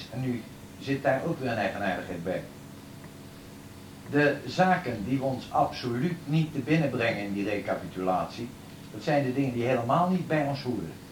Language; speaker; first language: Dutch; native; Dutch